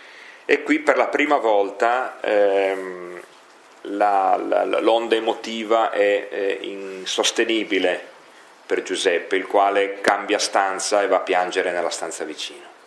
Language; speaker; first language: Italian; native; Italian